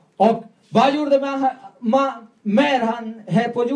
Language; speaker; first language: Swedish; non-native, learner; Spanish